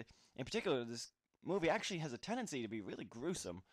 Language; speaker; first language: English; native; English